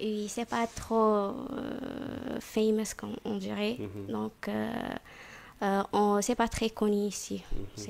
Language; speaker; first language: French; non-native, fluent; Arabic